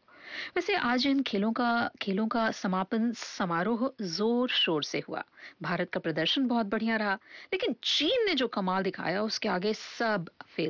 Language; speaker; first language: Hindi; native; Hindi